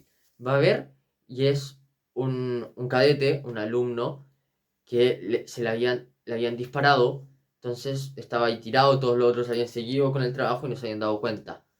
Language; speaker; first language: Spanish; native; Spanish